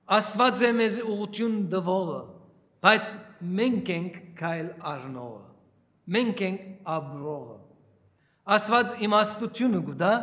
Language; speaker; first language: Armenian; early bilingual, heritage; Armenian